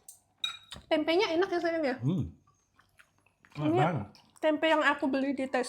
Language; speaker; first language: Indonesian; native; Indonesian